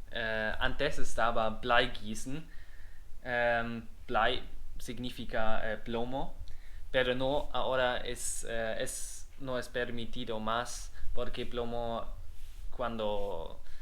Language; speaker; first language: Spanish; non-native, learner; German